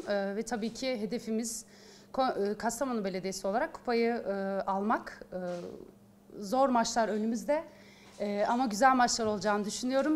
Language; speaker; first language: Turkish; native; Turkish